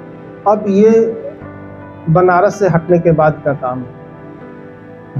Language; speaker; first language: Hindi; native; Hindi